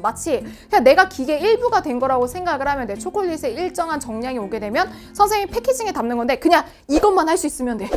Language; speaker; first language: Korean; native; Korean